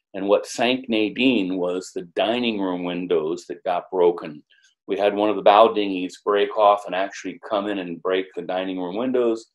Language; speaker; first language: English; native; English